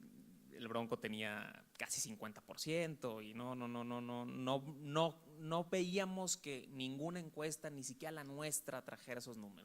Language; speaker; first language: Spanish; native; Spanish